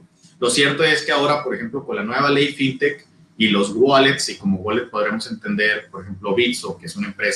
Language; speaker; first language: Spanish; native; Spanish